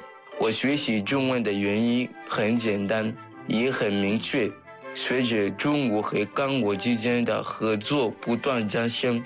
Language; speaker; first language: Chinese; non-native, fluent; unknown